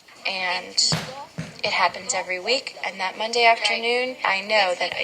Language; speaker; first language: English; native; English